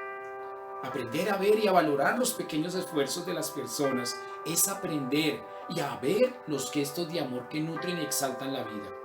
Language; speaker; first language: Spanish; native; Spanish